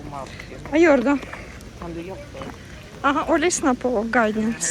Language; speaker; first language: Swedish; non-native, learner; Russian